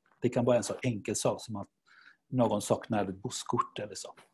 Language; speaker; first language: Swedish; non-native, fluent; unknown